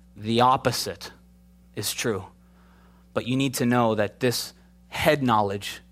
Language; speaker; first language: English; native; English